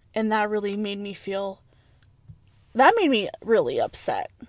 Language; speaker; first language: English; early bilingual, other home language; Spanish